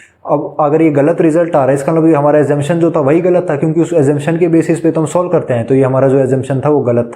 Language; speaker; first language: Hindi; native; Hindi